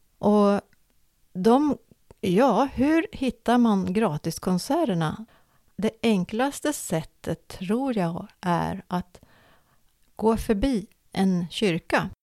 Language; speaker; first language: Swedish; native; Swedish